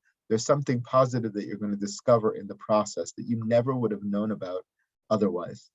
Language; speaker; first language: English; native; English